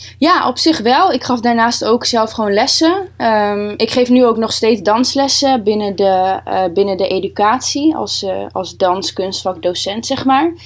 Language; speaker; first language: Dutch; early bilingual, other home language; Russian